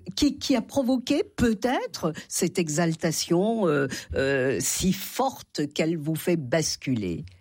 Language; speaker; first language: French; native; French